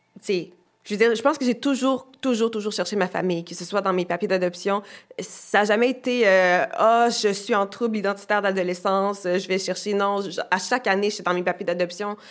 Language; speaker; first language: French; native; French